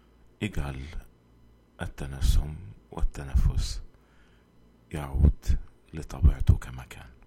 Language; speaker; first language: Arabic; native; Arabic